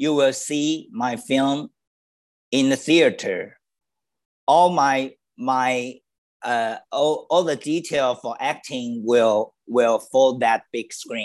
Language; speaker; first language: English; non-native, learner; Chinese